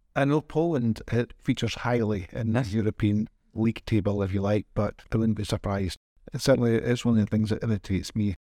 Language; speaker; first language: English; native; English